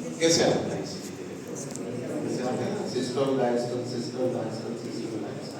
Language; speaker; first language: Hindi; non-native, local second language; Odia